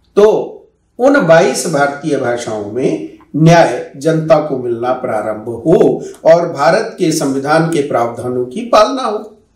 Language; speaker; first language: Hindi; native; Hindi